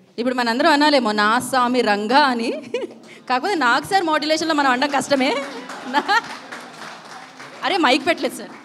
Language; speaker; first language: Telugu; native; Telugu